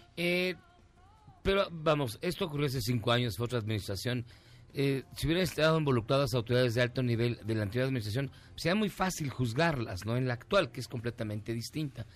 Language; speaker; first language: Spanish; native; Spanish